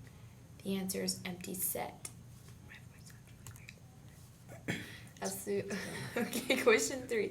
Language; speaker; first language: English; native; English